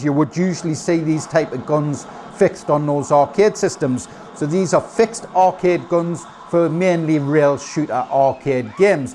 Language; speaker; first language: English; native; English